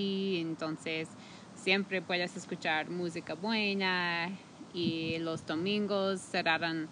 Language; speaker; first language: Spanish; non-native, fluent; English